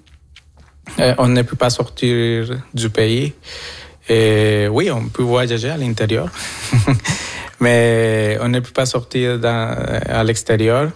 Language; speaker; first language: French; non-native, fluent; Spanish